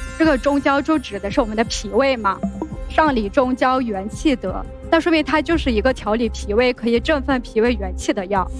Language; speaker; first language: Chinese; non-native, local second language; Uyghur